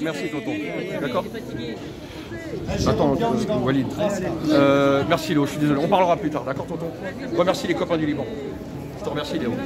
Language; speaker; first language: French; native; French